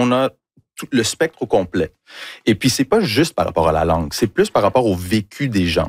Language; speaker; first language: French; early bilingual, other home language; English